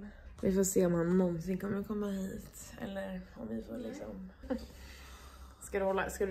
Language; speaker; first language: Swedish; native; Swedish